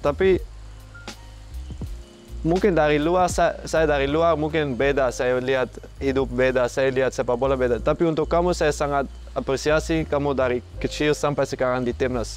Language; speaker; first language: Indonesian; non-native, fluent; Dutch